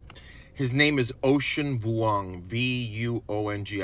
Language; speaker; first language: English; native; English